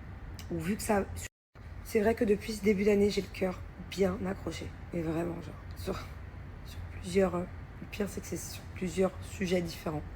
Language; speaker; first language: French; native; French